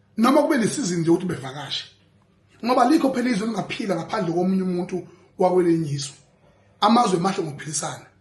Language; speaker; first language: Zulu; native; Zulu